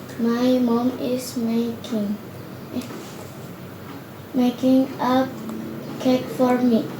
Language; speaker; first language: English; non-native, learner; Indonesian